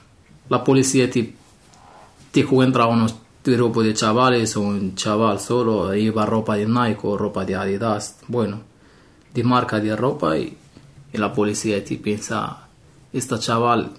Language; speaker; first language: Spanish; non-native, learner; Arabic